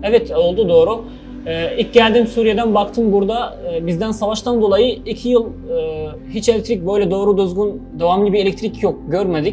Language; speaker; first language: Turkish; non-native, fluent; Arabic